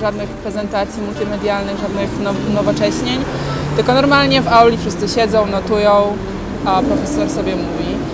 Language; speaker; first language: Polish; native; Polish